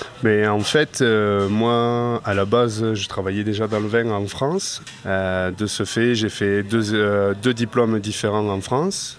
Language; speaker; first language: French; native; French